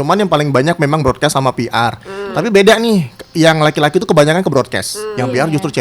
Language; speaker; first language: Indonesian; native; Indonesian